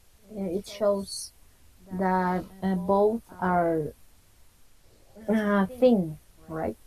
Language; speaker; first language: English; non-native, fluent; Spanish